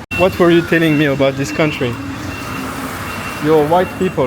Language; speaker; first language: English; non-native, learner; French